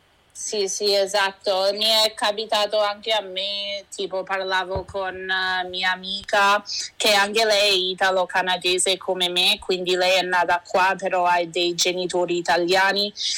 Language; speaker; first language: Italian; early bilingual, heritage; Italian